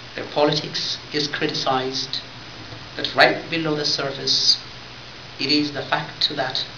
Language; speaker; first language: English; non-native, fluent; Tigrinya